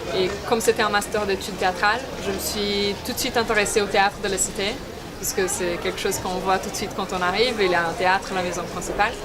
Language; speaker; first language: French; non-native, fluent; Portuguese